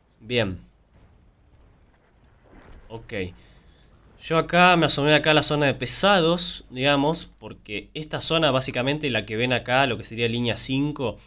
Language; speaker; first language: Spanish; native; Spanish